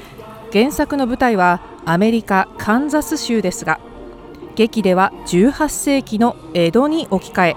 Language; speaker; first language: Japanese; native; Japanese